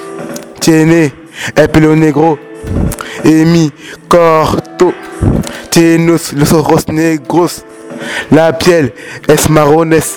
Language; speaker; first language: Spanish; non-native, learner; French